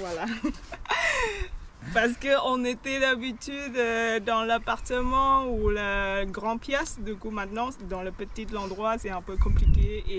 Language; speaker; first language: French; non-native, learner; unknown